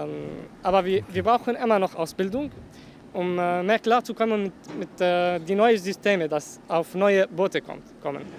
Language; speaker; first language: German; non-native, learner; Arabic